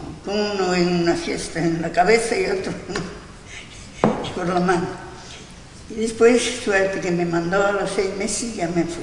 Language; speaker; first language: Spanish; non-native, local second language; Galician